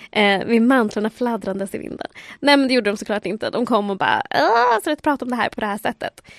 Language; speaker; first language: Swedish; early bilingual, other home language; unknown